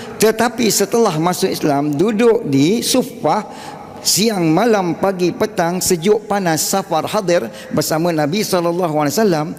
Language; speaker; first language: Malay; native; Malay